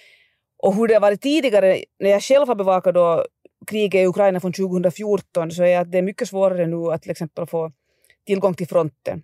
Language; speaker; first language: Swedish; native; Swedish